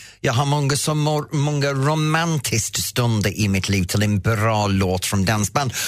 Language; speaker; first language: Swedish; non-native, fluent; English